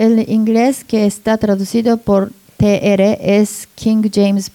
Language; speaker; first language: Spanish; non-native, learner; Japanese